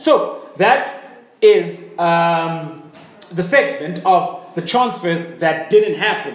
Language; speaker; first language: English; native; English